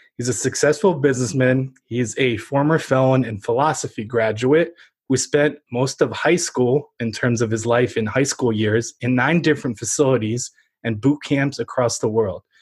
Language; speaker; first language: English; early bilingual, other home language; Ukrainian